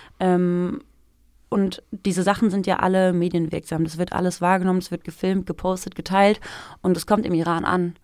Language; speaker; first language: German; early bilingual, other home language; Persian